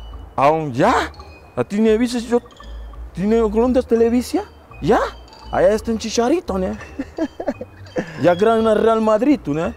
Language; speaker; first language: Polish; non-native, learner; Spanish